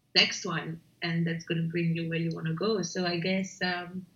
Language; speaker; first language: English; non-native, fluent; French